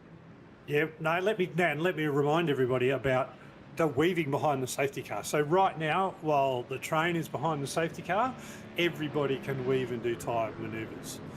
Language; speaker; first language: English; native; English